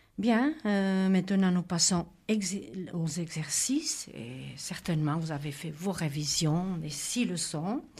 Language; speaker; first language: French; native; French